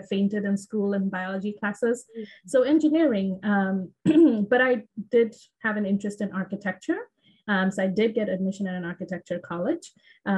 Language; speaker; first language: English; non-native, local second language; Bangla